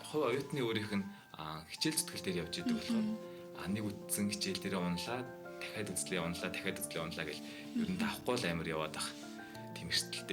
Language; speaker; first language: Mongolian; native; Mongolian